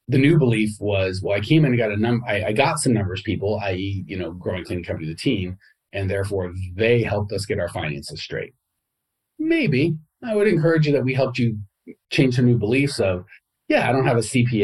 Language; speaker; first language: English; native; English